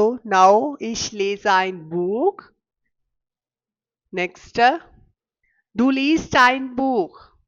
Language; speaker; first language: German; non-native, fluent; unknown